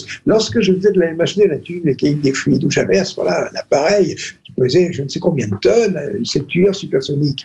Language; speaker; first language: French; native; French